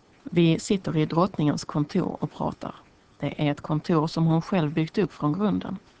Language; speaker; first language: Swedish; native; Swedish